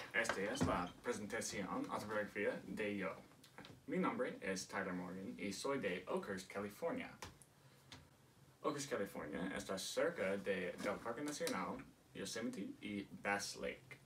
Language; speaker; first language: Spanish; non-native, learner; English